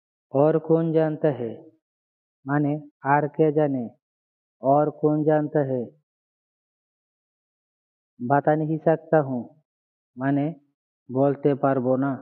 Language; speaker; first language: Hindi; non-native, fluent; Bangla